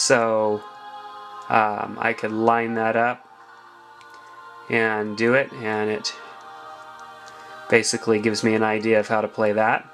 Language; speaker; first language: English; native; English